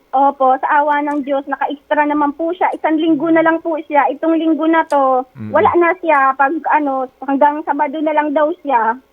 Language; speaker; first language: Filipino; non-native, local second language; Waray